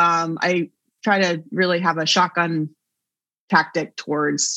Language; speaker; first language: English; native; English